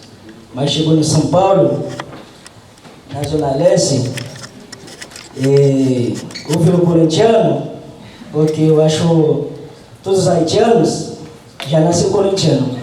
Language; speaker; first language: Portuguese; non-native, learner; Haitian Creole